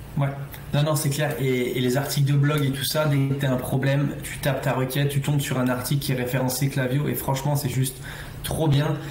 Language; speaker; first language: French; native; French